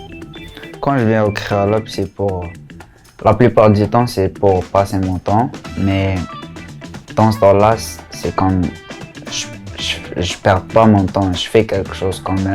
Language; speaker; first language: French; early bilingual, other home language; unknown